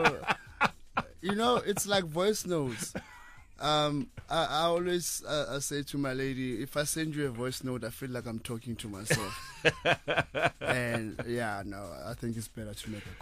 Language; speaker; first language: English; non-native, local second language; Southern Sotho